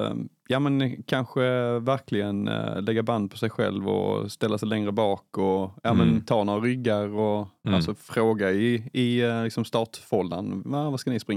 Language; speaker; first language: Swedish; native; Swedish